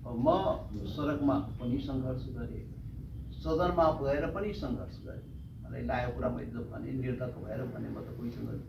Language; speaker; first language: Nepali; non-native, local second language; Maithili